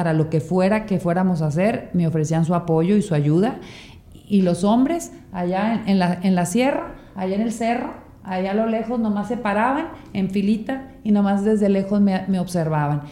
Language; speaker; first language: Spanish; native; Spanish